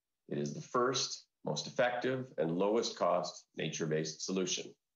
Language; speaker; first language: English; native; English